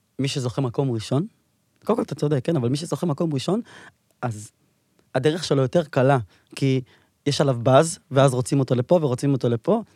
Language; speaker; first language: Hebrew; native; Hebrew